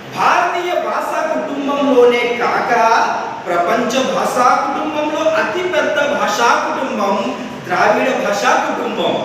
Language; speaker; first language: Telugu; non-native, local second language; Odia